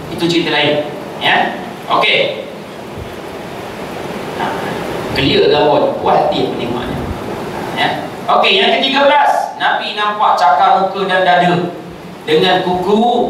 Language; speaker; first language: Malay; native; Malay